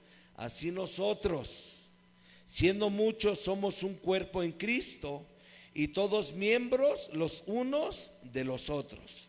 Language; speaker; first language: Spanish; native; Spanish